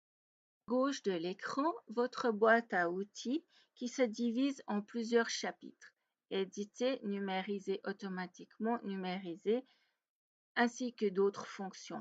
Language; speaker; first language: French; native; French